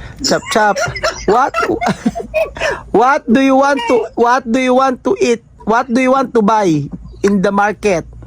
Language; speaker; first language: English; non-native, learner; Filipino